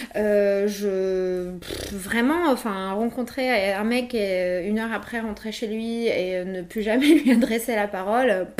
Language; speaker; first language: French; early bilingual, other home language; Polish